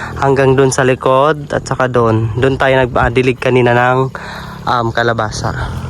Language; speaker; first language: Filipino; non-native, local second language; Cebuano